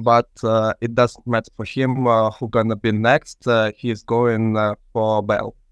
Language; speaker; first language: English; non-native, fluent; Russian